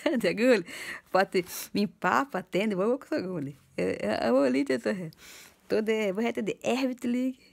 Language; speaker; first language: Swedish; non-native, learner; Portuguese